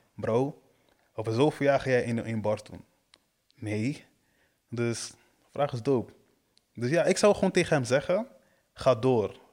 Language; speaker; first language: Dutch; early bilingual, other home language; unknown